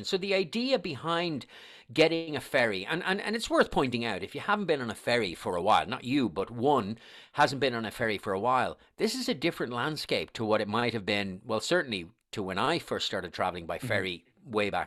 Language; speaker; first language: English; native; English